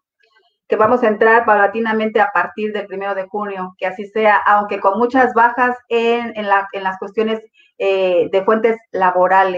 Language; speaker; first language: Spanish; native; Spanish